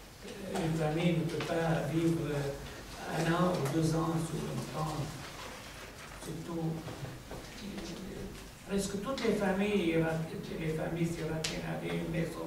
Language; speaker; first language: French; non-native, fluent; Arabic